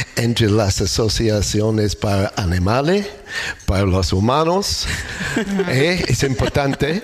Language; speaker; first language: Spanish; non-native, learner; English